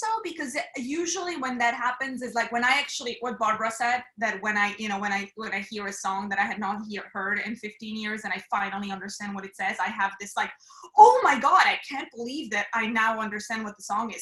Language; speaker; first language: English; non-native, fluent; German